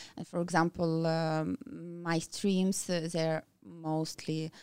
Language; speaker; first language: English; non-native, fluent; Ukrainian